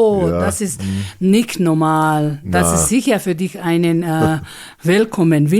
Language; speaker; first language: German; non-native, learner; Ladakhi